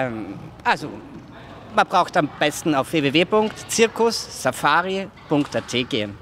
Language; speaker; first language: German; native; German